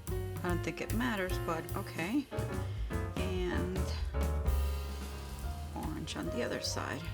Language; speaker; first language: English; native; English